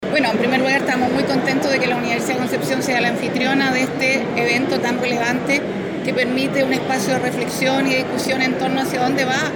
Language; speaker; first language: Spanish; native; Spanish